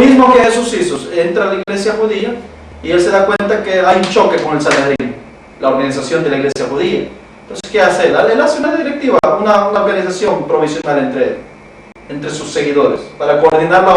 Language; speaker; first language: Spanish; native; Spanish